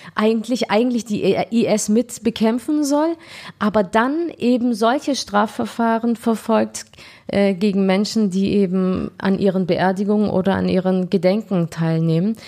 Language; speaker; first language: German; native; German